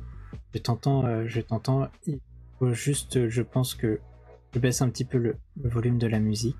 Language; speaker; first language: French; native; French